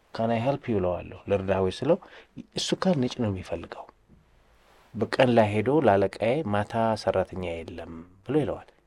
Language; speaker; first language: Amharic; native; Amharic